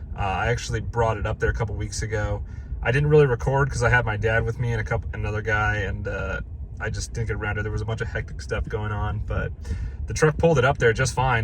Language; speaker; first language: English; native; English